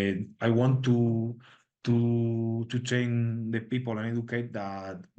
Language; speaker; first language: English; non-native, learner; Spanish